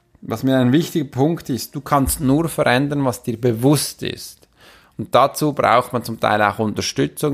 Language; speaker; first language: German; native; German